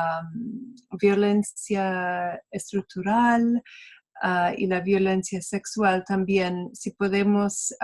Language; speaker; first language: Spanish; non-native, fluent; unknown